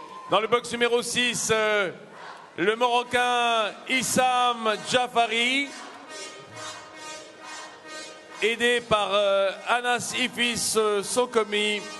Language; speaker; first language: French; native; French